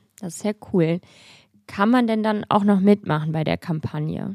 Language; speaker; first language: German; native; German